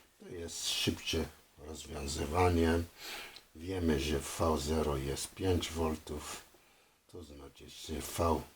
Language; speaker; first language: Polish; non-native, fluent; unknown